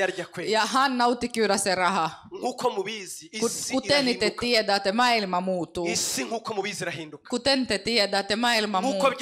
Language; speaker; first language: Finnish; non-native, fluent; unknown